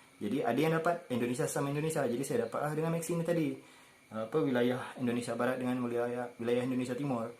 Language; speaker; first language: Malay; native; Malay